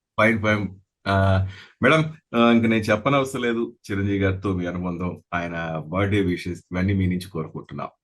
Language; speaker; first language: Telugu; native; Telugu